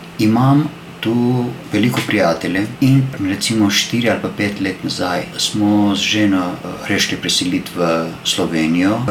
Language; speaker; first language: Slovenian; non-native, learner; Armenian